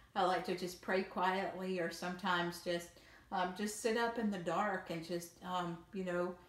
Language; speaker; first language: English; native; English